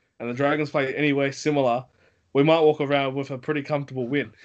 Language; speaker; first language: English; native; English